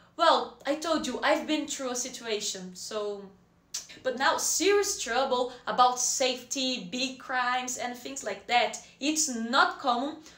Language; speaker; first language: English; non-native, fluent; Portuguese